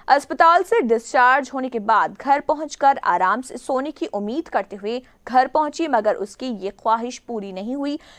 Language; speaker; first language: Urdu; native; Urdu